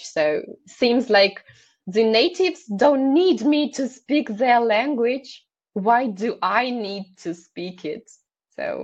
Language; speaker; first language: English; non-native, fluent; Russian